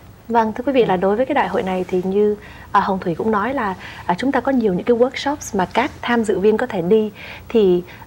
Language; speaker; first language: Vietnamese; native; Vietnamese